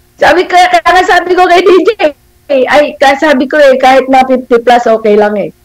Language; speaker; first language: Filipino; native; Filipino